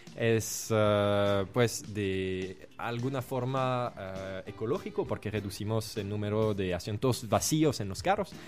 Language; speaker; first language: Spanish; non-native, fluent; French